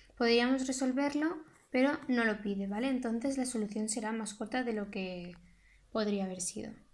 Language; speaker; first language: Spanish; non-native, local second language; Catalan